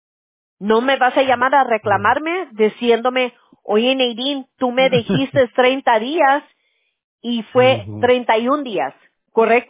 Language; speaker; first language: Spanish; early bilingual, heritage; English